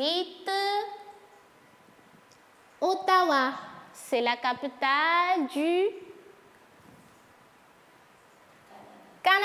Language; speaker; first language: French; non-native, fluent; Portuguese